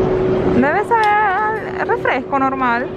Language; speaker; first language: Spanish; native; Spanish